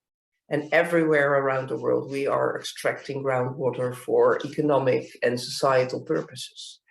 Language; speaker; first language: English; non-native, fluent; Dutch